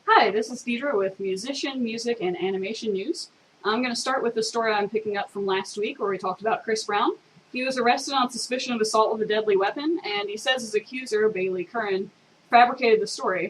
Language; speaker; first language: English; native; English